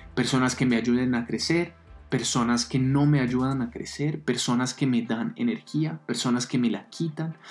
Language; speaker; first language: Spanish; non-native, fluent; Italian